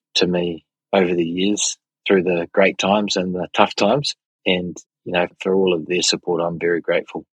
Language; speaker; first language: English; native; English